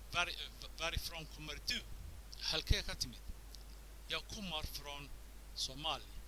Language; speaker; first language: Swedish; non-native, fluent; Somali